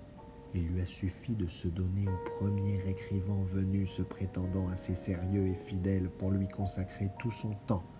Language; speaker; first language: French; native; French